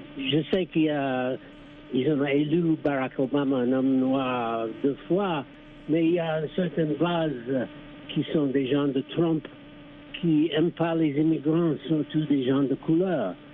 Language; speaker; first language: French; non-native, fluent; English